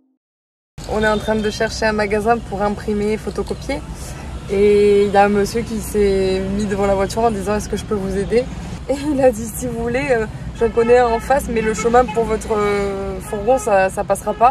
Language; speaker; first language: French; native; French